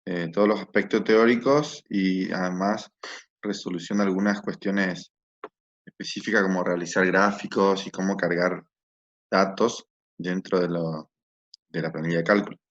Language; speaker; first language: Spanish; native; Spanish